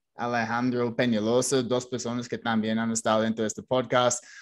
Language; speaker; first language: Spanish; non-native, fluent; English